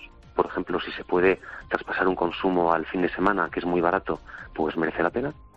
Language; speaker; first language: Spanish; native; Spanish